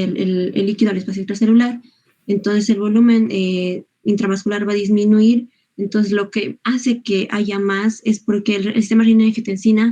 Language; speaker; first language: Spanish; native; Spanish